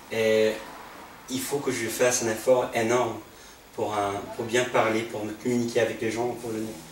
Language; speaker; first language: French; non-native, fluent; English